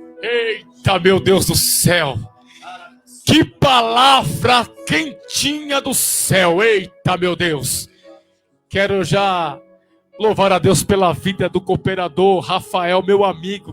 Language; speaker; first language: Portuguese; native; Portuguese